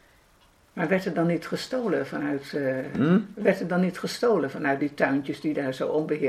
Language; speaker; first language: Dutch; native; Dutch